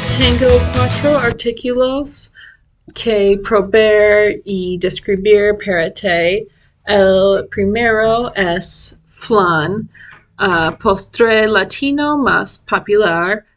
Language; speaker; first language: Spanish; non-native, learner; English